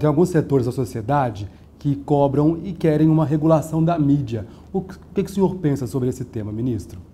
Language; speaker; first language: Portuguese; native; Portuguese